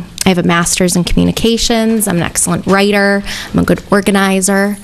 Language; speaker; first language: English; native; English